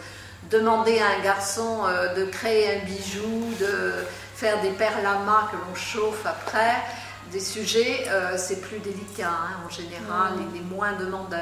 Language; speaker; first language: French; native; French